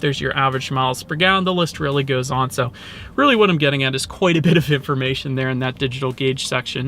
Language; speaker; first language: English; native; English